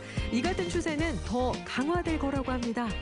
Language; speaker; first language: Korean; native; Korean